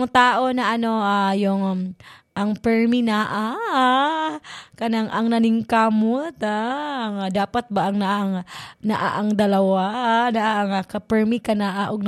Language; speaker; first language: Filipino; non-native, local second language; Cebuano